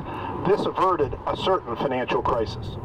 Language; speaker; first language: English; native; English